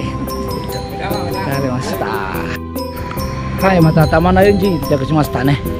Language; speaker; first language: Japanese; non-native, fluent; Balinese